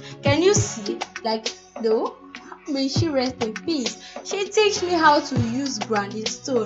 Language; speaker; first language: English; non-native, local second language; Yoruba